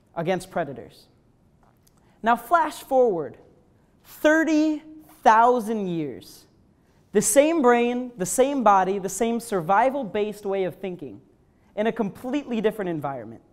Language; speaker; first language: English; native; English